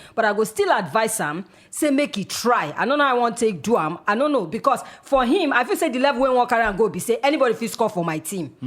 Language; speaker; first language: Nigerian Pidgin; native; Nigerian Pidgin